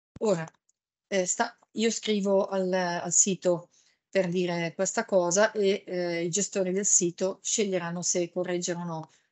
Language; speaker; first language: Italian; native; Italian